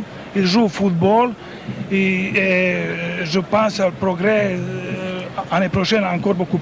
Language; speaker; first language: French; non-native, learner; Serbian